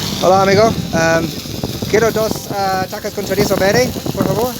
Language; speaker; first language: Spanish; non-native, learner; English